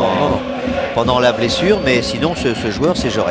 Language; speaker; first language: French; native; French